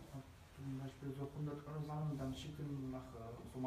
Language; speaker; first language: German; non-native, learner; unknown